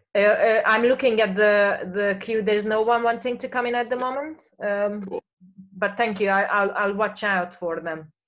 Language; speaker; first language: English; non-native, fluent; Hungarian